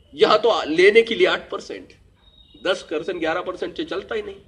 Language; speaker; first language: Hindi; native; Hindi